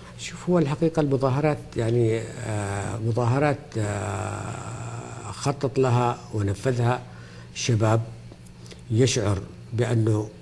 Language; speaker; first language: Arabic; native; Arabic